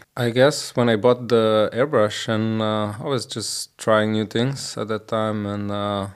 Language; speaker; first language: English; non-native, fluent; Slovenian